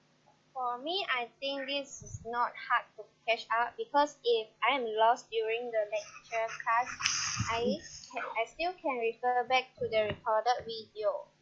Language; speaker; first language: English; non-native, learner; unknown